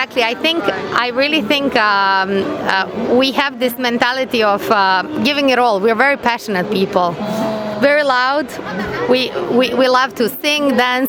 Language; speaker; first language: English; non-native, fluent; Serbian